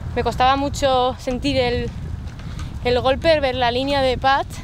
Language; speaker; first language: Spanish; native; Spanish